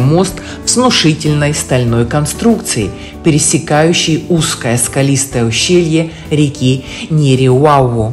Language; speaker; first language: Russian; native; Russian